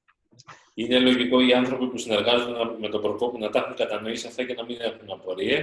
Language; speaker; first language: Greek; native; Greek